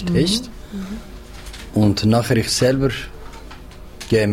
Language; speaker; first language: German; non-native, learner; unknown